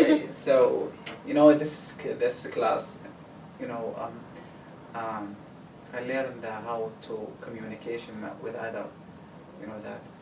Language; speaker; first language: English; non-native, learner; Arabic